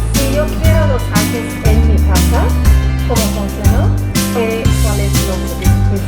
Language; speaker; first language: Spanish; non-native, learner; English